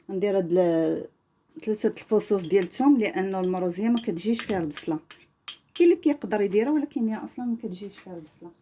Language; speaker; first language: Arabic; native; Arabic